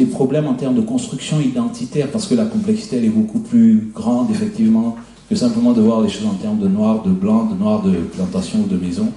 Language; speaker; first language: French; native; French